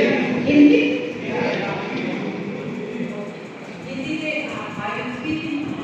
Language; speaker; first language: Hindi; non-native, local second language; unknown